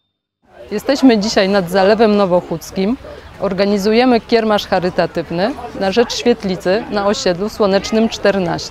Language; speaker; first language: Polish; native; Polish